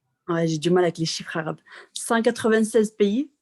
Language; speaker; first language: French; non-native, local second language; Arabic